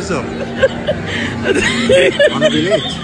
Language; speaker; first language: Arabic; native; Arabic